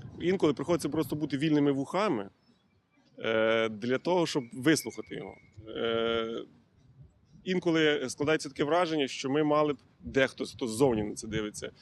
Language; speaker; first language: Ukrainian; native; Ukrainian